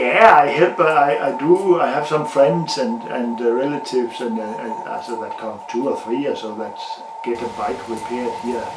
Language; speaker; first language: English; non-native, learner; Danish